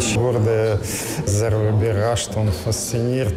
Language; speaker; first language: German; non-native, learner; Russian